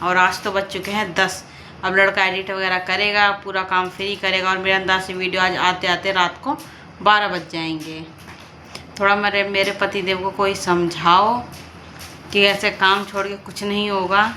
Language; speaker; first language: Hindi; native; Hindi